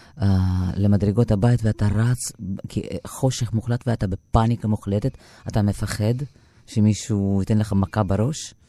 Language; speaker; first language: Hebrew; non-native, fluent; Russian